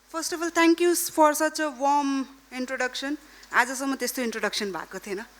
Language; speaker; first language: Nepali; non-native, local second language; Marwari